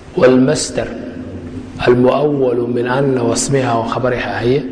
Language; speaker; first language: Arabic; non-native, fluent; Somali